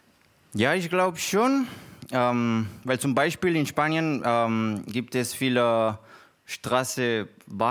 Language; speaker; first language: German; non-native, learner; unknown